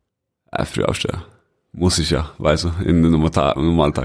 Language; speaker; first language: German; non-native, fluent; Norwegian